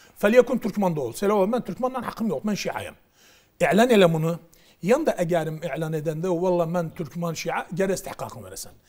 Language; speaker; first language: Turkish; native; Turkish